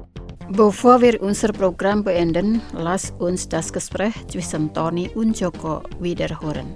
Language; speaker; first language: German; non-native, fluent; Indonesian